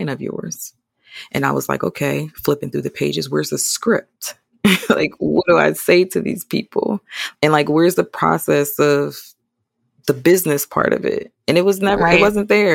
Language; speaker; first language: English; native; English